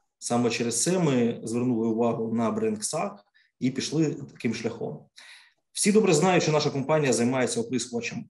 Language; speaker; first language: Ukrainian; native; Ukrainian